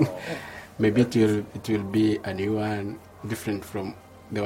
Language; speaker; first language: English; non-native, local second language; Kinyarwanda